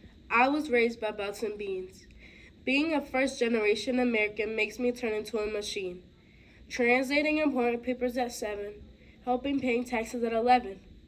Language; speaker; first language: English; early bilingual, other home language; Spanish